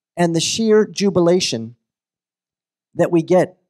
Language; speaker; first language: English; native; English